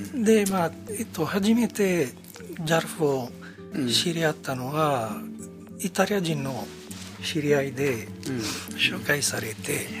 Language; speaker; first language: Japanese; non-native, fluent; Italian